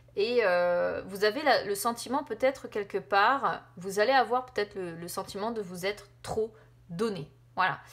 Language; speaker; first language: French; native; French